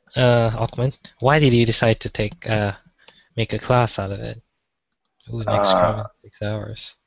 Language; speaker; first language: English; non-native, local second language; Chinese